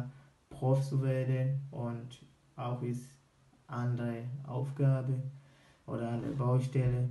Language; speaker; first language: German; non-native, learner; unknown